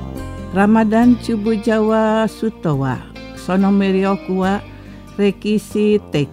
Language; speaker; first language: Japanese; non-native, fluent; Indonesian